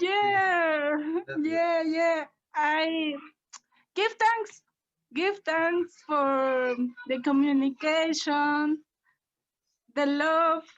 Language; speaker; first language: English; non-native, learner; Spanish